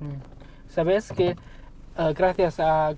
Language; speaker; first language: Spanish; non-native, learner; Chinese